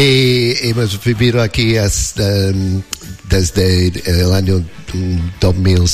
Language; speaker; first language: Spanish; non-native, learner; English